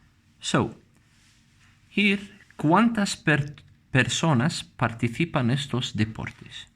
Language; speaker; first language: Spanish; non-native, fluent; Arabic